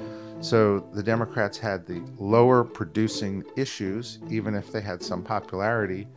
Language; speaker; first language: English; native; English